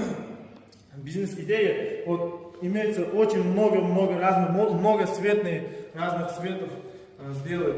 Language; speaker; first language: Russian; non-native, fluent; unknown